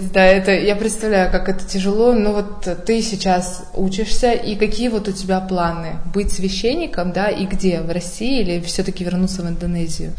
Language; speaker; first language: Russian; native; Russian